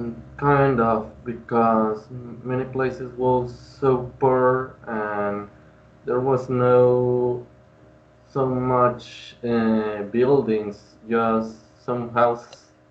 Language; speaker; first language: English; non-native, learner; Spanish